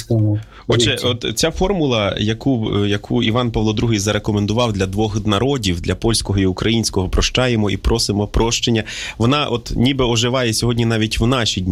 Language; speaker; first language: Ukrainian; native; Ukrainian